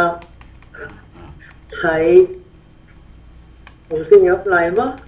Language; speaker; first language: Chinese; non-native, learner; Korean